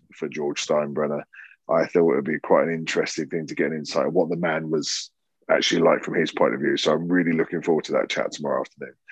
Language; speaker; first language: English; native; English